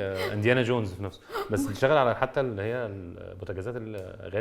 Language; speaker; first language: Arabic; native; Arabic